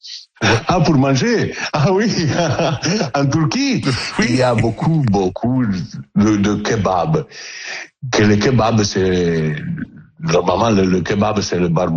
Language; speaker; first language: French; non-native, learner; Italian